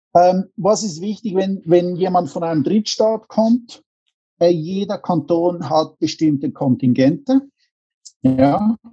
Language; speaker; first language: German; native; German